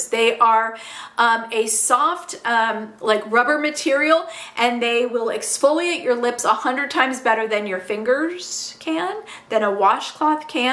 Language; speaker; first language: English; native; English